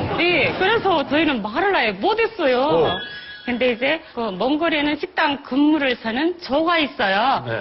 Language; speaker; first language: Korean; native; Korean